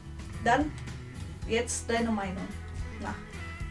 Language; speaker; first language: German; non-native, learner; Indonesian